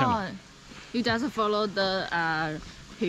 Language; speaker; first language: English; non-native, learner; Chinese